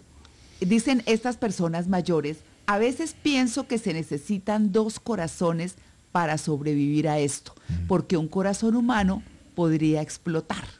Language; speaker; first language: Spanish; native; Spanish